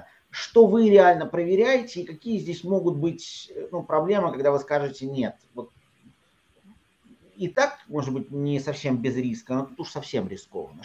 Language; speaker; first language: Russian; native; Russian